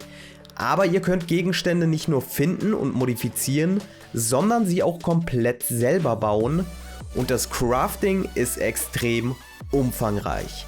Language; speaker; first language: German; native; German